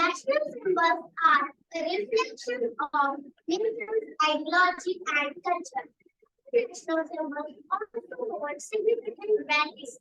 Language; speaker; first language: English; non-native, learner; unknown